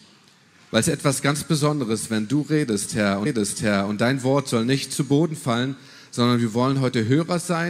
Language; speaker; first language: German; native; German